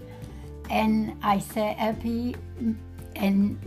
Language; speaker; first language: English; non-native, learner; Italian